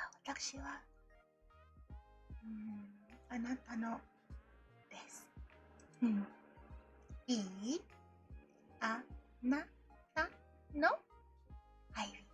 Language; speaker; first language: Japanese; non-native, learner; English